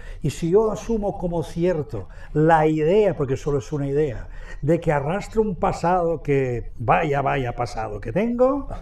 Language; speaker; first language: Spanish; native; Spanish